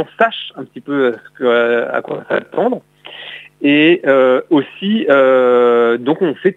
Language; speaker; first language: French; native; French